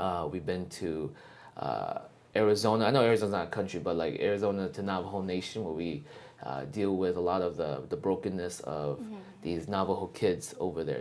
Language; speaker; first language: English; early bilingual, other home language; Vietnamese